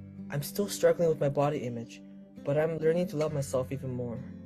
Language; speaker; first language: English; early bilingual, other home language; Chinese